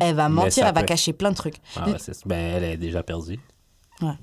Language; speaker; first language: French; native; French